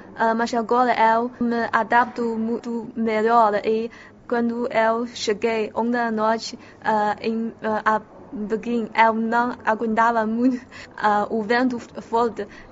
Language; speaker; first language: Portuguese; non-native, fluent; Chinese